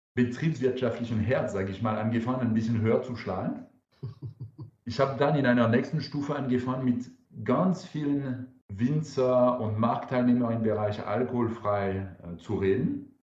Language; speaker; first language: German; non-native, fluent; French